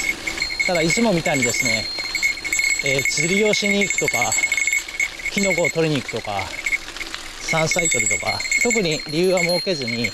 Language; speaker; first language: Japanese; native; Japanese